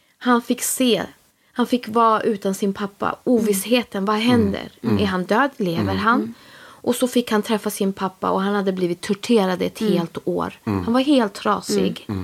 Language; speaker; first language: Swedish; early bilingual, other home language; Spanish